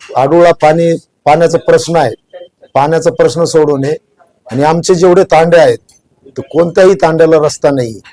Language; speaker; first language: Marathi; non-native, local second language; Lambadi